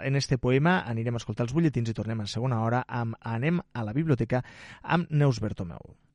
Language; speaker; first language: Catalan; native; Catalan